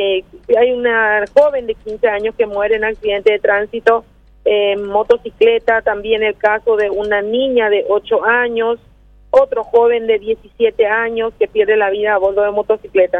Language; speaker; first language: Spanish; native; Spanish